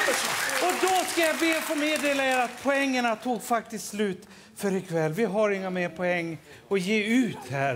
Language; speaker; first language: Swedish; native; Swedish